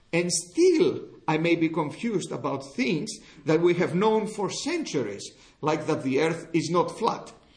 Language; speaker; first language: English; non-native, fluent; Greek